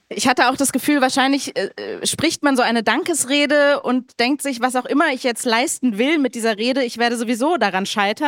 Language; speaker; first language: German; native; German